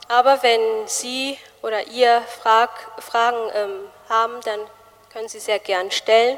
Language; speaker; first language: German; non-native, fluent; Malagasy